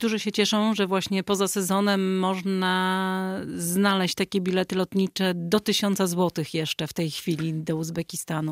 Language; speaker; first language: Polish; native; Polish